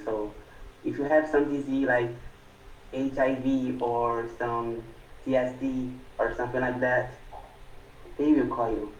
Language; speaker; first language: English; non-native, fluent; Portuguese